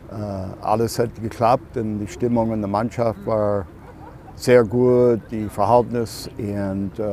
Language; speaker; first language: German; non-native, fluent; English